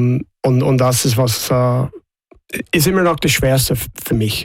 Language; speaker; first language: German; non-native, fluent; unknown